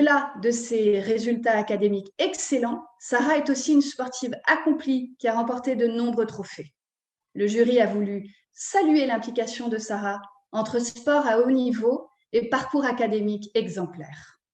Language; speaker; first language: French; native; French